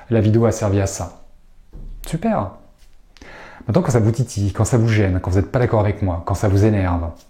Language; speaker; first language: French; native; French